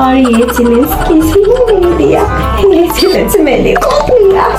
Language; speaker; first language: Hindi; non-native, local second language; Kok Borok